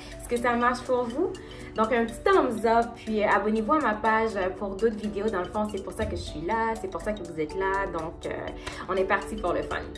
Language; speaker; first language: French; non-native, local second language; Haitian Creole